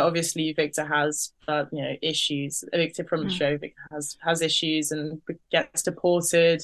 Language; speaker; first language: English; native; English